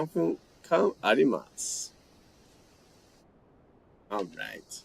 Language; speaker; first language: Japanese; non-native, learner; English